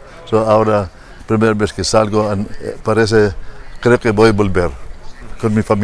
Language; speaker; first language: Spanish; non-native, learner; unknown